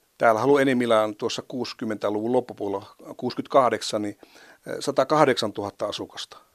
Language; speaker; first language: Finnish; native; Finnish